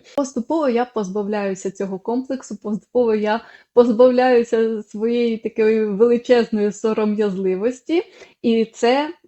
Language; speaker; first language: Ukrainian; non-native, local second language; Russian